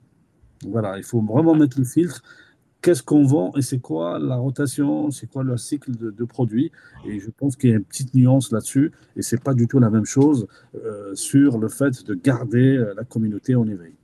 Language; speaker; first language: French; native; French